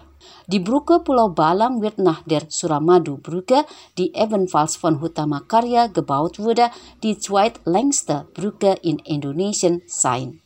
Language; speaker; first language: German; non-native, fluent; Indonesian